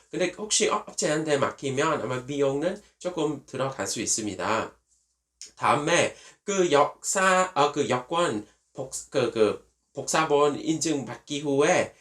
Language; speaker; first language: Korean; non-native, fluent; Vietnamese